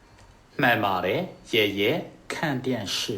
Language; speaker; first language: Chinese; non-native, fluent; Burmese